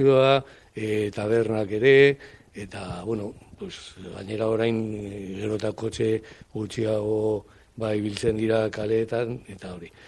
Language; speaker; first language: Basque; non-native, local second language; Spanish